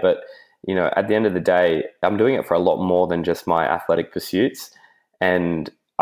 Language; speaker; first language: English; native; English